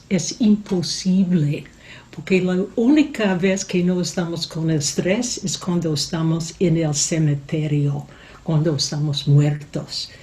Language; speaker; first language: Spanish; non-native, fluent; English